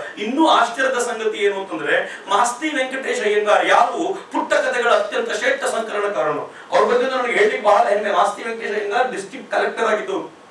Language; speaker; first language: Kannada; native; Kannada